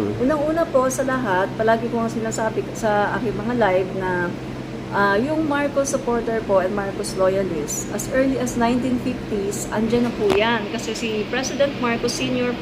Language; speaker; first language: Filipino; non-native, local second language; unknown